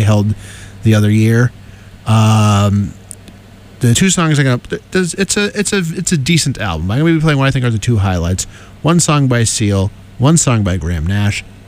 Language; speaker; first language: English; native; English